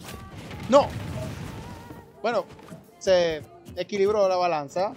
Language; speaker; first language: Spanish; native; Spanish